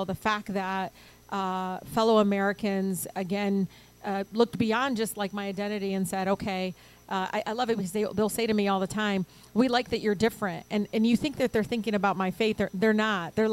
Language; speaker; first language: English; early bilingual, other home language; Arabic